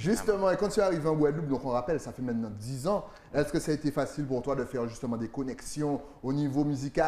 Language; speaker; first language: French; native; French